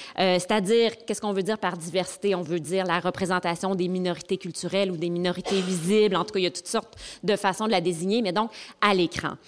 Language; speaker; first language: French; native; French